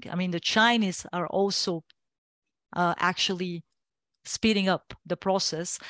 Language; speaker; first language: English; non-native, fluent; Bulgarian